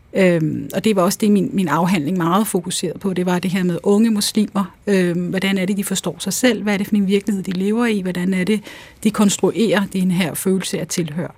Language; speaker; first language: Danish; early bilingual, other home language; Urdu